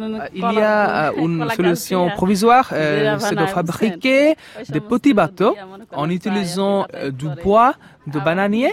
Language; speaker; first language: French; non-native, fluent; Bangla